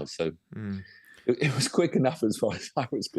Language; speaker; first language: English; native; English